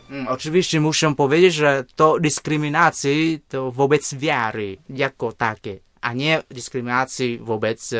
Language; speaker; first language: Polish; non-native, fluent; Vietnamese